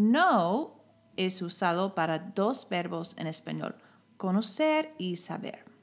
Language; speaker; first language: Spanish; non-native, fluent; English